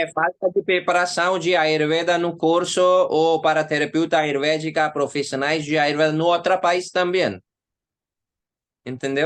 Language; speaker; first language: Portuguese; non-native, learner; Hindi